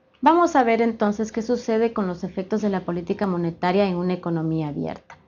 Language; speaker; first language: Spanish; native; Spanish